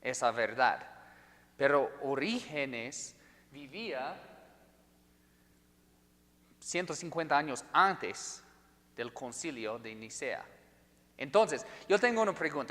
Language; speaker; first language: Spanish; non-native, fluent; English